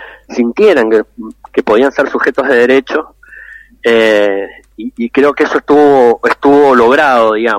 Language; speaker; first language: Spanish; native; Spanish